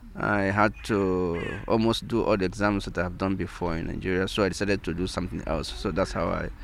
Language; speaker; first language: English; non-native, local second language; Igbo